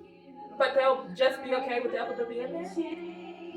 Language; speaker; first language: English; native; English